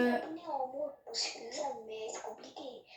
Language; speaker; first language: French; native; French